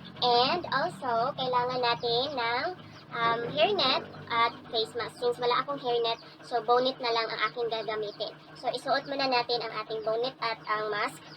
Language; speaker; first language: Filipino; non-native, local second language; Cebuano